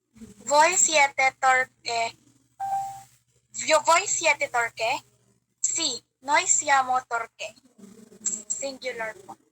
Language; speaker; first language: Italian; non-native, learner; Filipino